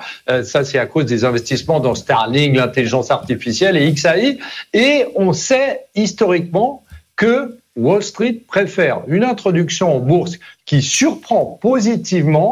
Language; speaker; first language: French; native; French